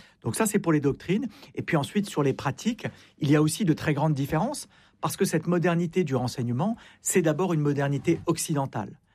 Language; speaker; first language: French; native; French